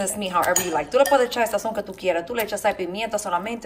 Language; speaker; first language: Spanish; early bilingual, heritage; Spanish